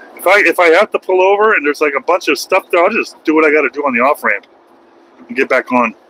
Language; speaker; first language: English; native; English